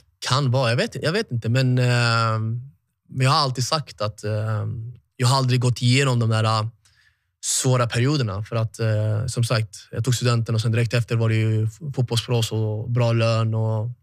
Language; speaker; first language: Swedish; early bilingual, other home language; Tigrinya